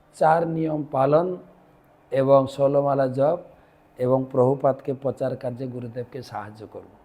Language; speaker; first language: Bangla; native; Bangla